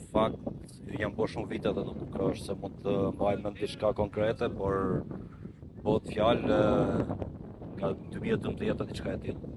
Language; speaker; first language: Albanian; native; Albanian